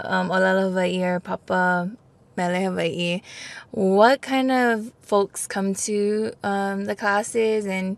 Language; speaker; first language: English; native; English